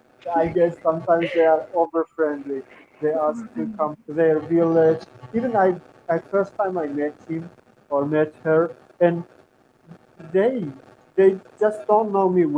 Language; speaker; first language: English; non-native, fluent; Turkmen